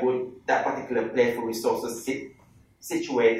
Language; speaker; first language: English; non-native, local second language; Malay